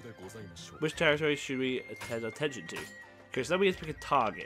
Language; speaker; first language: English; native; English